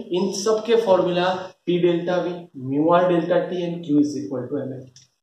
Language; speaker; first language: Hindi; non-native, local second language; Gujarati